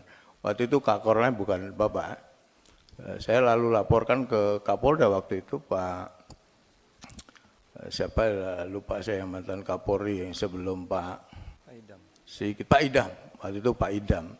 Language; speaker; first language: Indonesian; native; Indonesian